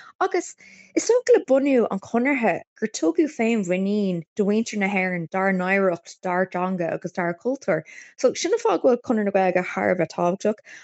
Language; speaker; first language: Irish; non-native, local second language; English